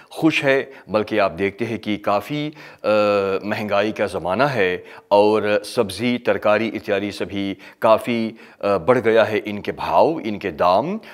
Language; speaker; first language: Hindi; early bilingual, heritage; Hindi